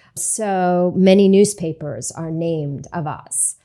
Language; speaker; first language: English; native; English